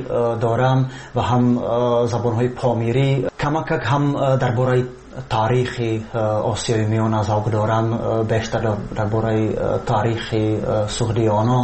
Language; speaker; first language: Persian; non-native, fluent; Czech